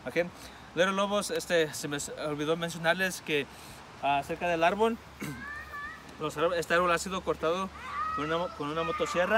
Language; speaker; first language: Spanish; early bilingual, heritage; Spanish